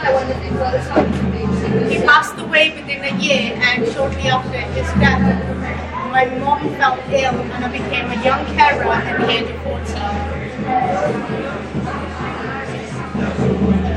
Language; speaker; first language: English; early bilingual, other home language; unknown